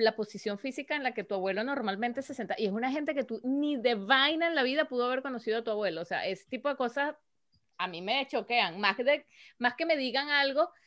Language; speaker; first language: Spanish; native; Spanish